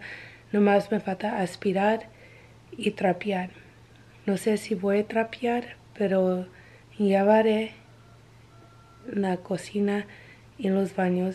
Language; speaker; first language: Spanish; non-native, learner; English